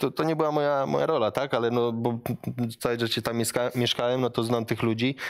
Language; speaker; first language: Polish; native; Polish